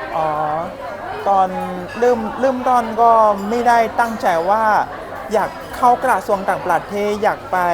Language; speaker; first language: Thai; non-native, fluent; Chinese